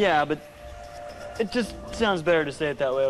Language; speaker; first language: English; native; English